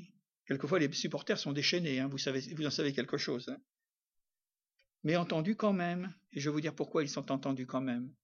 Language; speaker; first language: French; native; French